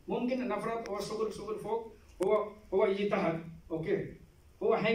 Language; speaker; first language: Arabic; non-native, learner; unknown